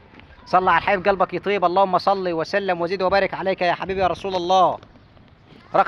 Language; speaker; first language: Arabic; native; Arabic